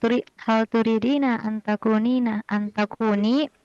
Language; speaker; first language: Arabic; non-native, learner; Indonesian